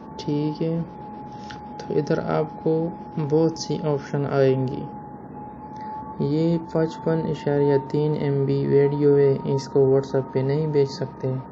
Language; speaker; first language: Urdu; non-native, local second language; Punjabi